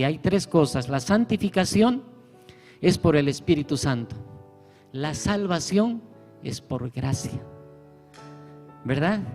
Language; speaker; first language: Spanish; native; Spanish